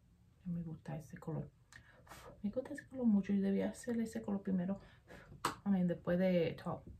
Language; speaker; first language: Spanish; early bilingual, heritage; Spanish